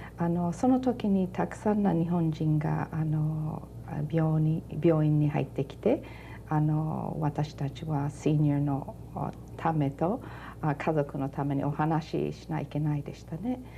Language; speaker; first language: Japanese; early bilingual, heritage; Japanese